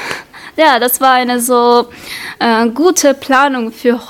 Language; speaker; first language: German; non-native, learner; Uzbek